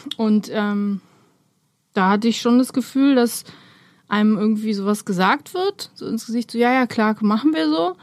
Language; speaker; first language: German; early bilingual, other home language; Romanian